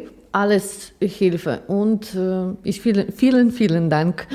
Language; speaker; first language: German; non-native, learner; Ukrainian